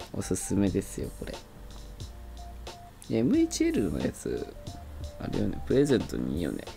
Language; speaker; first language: Japanese; native; Japanese